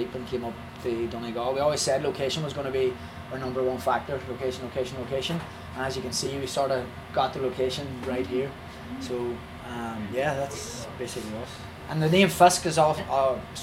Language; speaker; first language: English; native; English